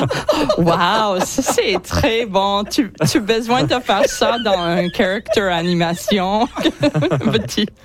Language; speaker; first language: French; non-native, fluent; English